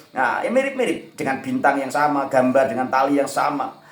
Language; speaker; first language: Indonesian; native; Indonesian